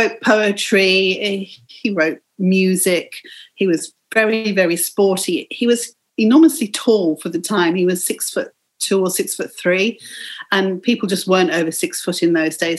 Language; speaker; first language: English; native; English